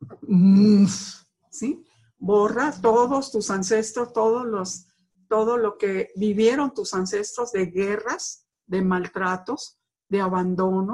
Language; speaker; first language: Spanish; native; Spanish